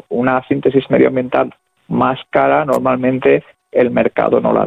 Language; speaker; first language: Spanish; native; Spanish